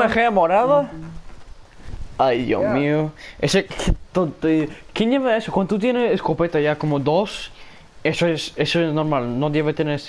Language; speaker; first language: Spanish; non-native, learner; English